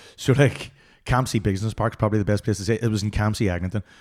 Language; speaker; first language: English; native; English